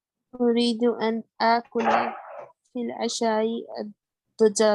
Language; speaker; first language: Arabic; non-native, learner; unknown